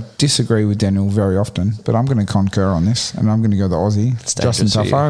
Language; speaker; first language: English; native; English